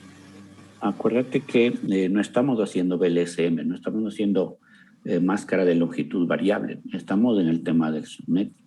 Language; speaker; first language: Spanish; native; Spanish